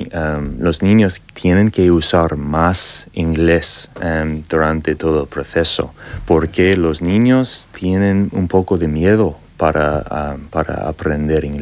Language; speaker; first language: Spanish; non-native, learner; English